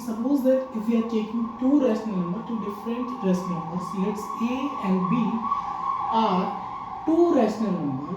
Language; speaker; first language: English; non-native, local second language; Hindi